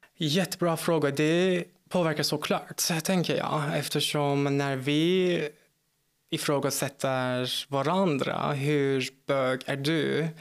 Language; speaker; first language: Swedish; non-native, fluent; Turkish